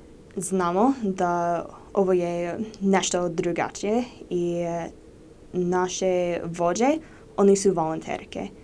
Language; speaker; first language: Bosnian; non-native, learner; English